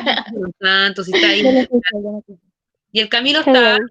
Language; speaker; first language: Spanish; native; Spanish